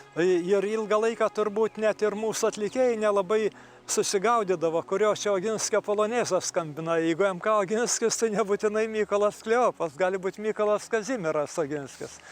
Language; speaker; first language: Lithuanian; native; Lithuanian